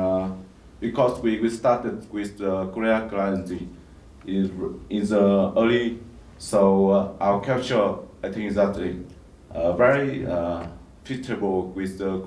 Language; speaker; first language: English; non-native, learner; Vietnamese